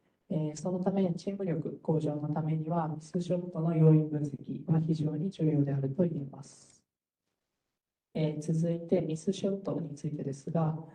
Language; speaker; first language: Japanese; native; Japanese